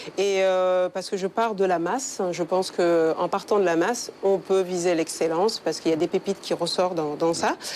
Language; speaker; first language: French; early bilingual, other home language; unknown